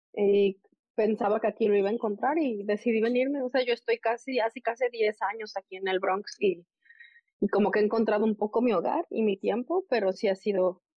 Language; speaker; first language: Spanish; native; Spanish